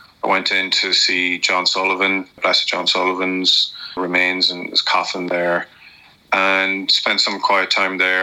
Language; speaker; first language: English; native; English